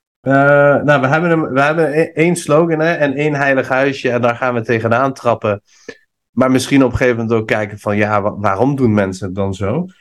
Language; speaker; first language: Dutch; non-native, fluent; Persian